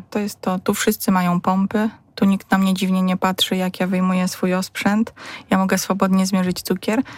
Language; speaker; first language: Polish; native; Polish